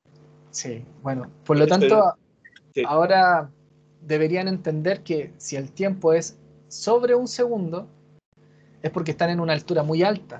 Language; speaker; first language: Spanish; native; Spanish